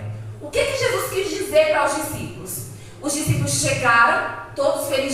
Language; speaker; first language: Portuguese; native; Portuguese